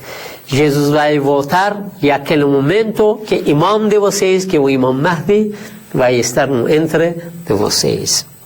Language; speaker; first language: Portuguese; non-native, fluent; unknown